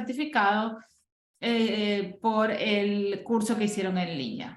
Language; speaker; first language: Spanish; non-native, fluent; Portuguese